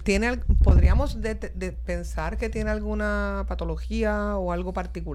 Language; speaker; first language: Spanish; native; Spanish